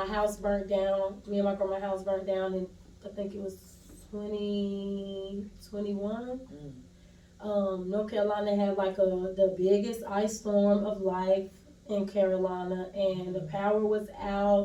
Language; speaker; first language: English; native; English